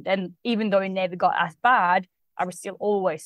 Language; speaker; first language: English; non-native, fluent; Swedish